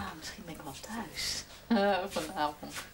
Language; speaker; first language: Dutch; native; Dutch